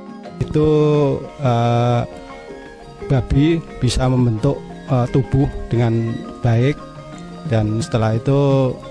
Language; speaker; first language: Indonesian; non-native, local second language; Javanese